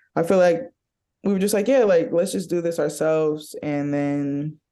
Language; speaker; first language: English; native; English